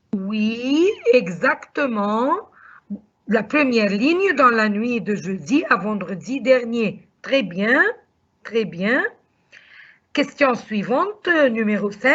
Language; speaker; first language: French; non-native, fluent; Arabic